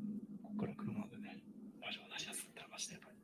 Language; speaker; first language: Japanese; native; Japanese